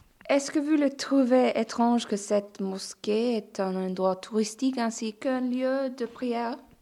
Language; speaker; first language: French; non-native, learner; English